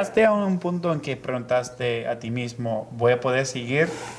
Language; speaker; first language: Spanish; non-native, fluent; English